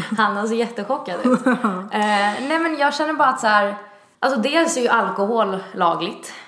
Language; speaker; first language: Swedish; early bilingual, other home language; Italian